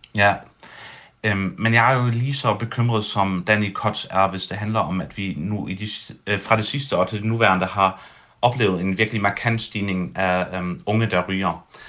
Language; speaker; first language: Danish; early bilingual, heritage; Danish